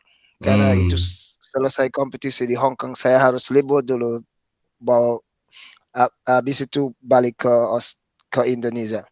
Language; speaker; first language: Indonesian; non-native, fluent; English